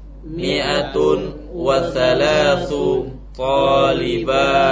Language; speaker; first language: Arabic; non-native, learner; Indonesian